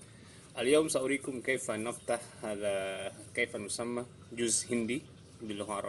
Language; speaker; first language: Arabic; non-native, learner; Javanese